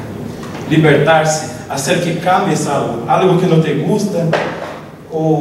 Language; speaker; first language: Spanish; non-native, local second language; Portuguese